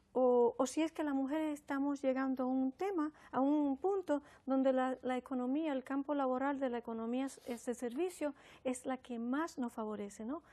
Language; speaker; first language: Spanish; early bilingual, heritage; Spanish